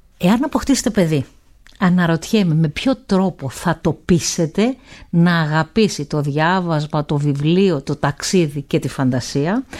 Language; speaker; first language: Greek; native; Greek